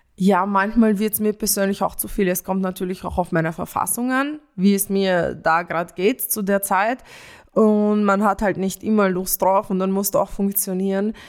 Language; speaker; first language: German; early bilingual, other home language; Romanian